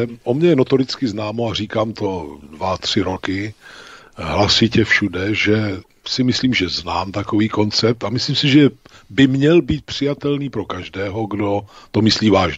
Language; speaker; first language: Czech; native; Czech